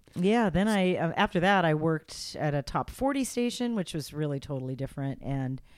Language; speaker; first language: English; native; English